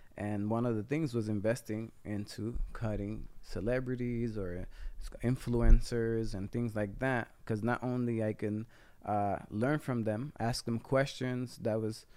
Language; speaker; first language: English; non-native, fluent; Spanish